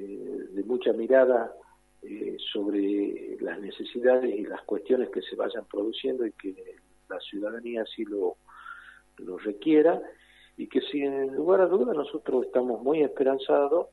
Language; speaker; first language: Spanish; native; Spanish